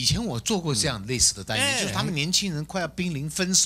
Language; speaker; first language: Chinese; native; Chinese